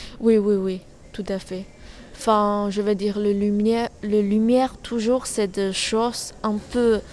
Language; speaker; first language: French; non-native, learner; Chinese